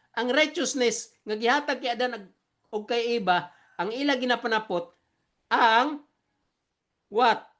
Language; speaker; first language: Cebuano; non-native, local second language; Hiligaynon